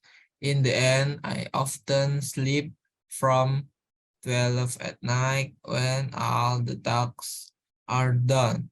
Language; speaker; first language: English; non-native, learner; Indonesian